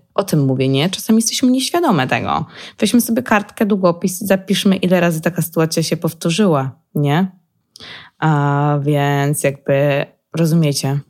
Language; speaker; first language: Polish; early bilingual, heritage; Polish